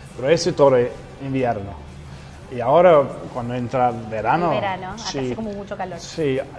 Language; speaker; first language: Spanish; non-native, learner; English